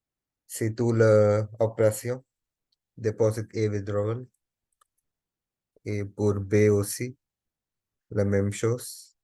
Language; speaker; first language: French; non-native, learner; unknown